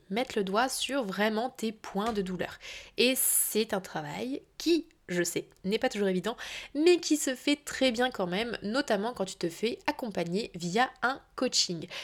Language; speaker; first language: French; native; French